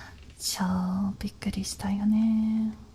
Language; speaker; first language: Japanese; non-native, learner; English